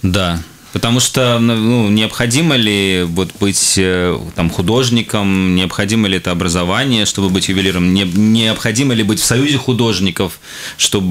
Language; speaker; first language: Russian; native; Russian